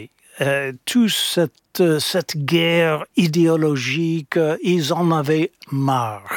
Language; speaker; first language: French; non-native, fluent; English